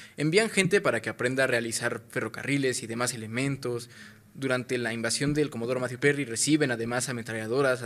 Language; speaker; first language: Spanish; native; Spanish